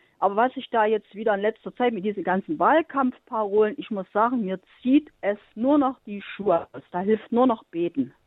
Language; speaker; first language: German; native; German